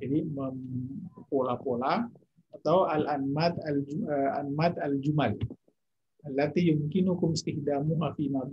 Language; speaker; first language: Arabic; non-native, fluent; Indonesian